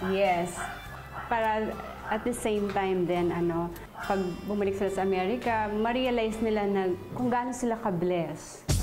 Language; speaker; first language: Filipino; native; Filipino